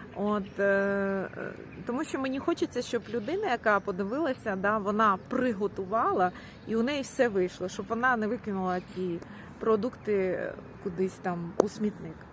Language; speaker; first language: Ukrainian; non-native, local second language; Russian